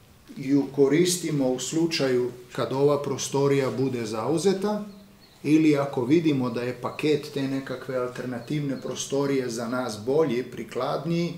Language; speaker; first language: Croatian; native; Croatian